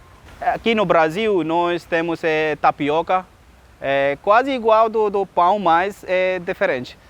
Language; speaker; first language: Portuguese; non-native, learner; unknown